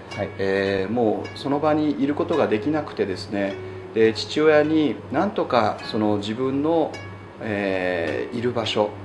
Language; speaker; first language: Japanese; native; Japanese